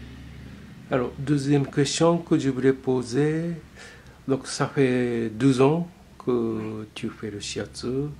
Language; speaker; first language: French; non-native, fluent; Japanese